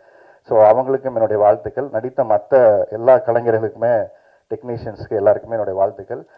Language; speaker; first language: Tamil; native; Tamil